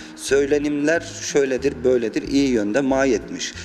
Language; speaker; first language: Turkish; native; Turkish